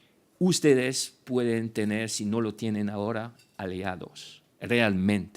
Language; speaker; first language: Spanish; non-native, fluent; French